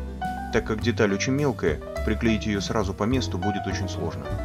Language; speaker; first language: Russian; native; Russian